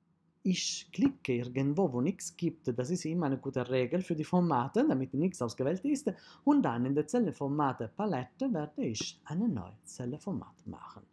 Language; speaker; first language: German; non-native, fluent; Italian